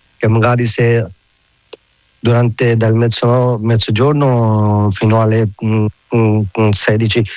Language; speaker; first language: Italian; non-native, learner; Urdu